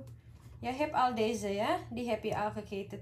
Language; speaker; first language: Dutch; non-native, learner; Indonesian